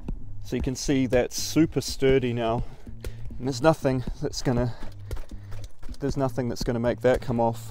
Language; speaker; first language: English; native; English